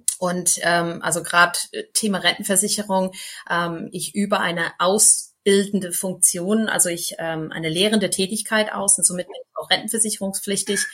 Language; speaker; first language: German; non-native, fluent; English